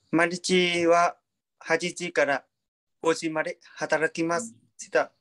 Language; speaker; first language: Japanese; non-native, learner; Vietnamese